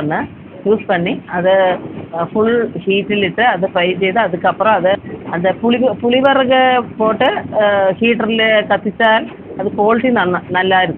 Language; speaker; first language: Tamil; non-native, learner; Malayalam